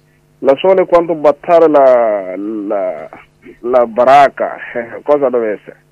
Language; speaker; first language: Italian; non-native, learner; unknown